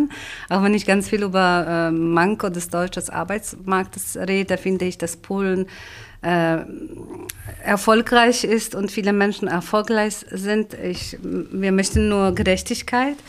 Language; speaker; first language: German; non-native, fluent; Polish